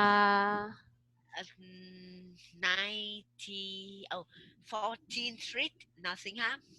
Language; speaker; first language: English; non-native, learner; Vietnamese